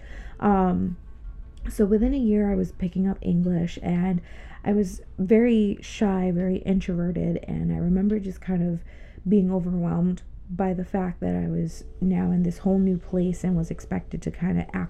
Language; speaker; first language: English; native; English